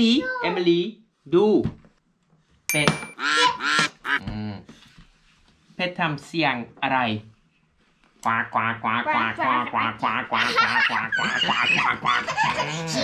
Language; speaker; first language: Thai; non-native, learner; Dutch